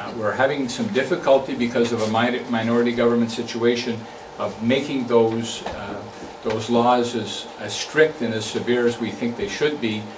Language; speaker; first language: English; native; English